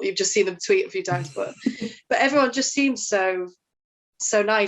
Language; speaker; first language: English; native; English